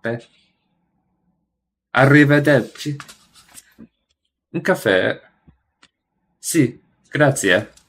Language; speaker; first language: Italian; non-native, learner; English